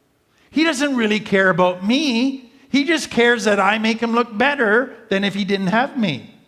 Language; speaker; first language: English; native; English